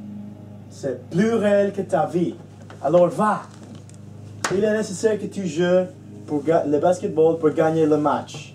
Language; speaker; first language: French; non-native, learner; English